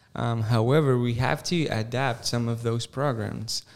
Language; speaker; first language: English; non-native, fluent; Spanish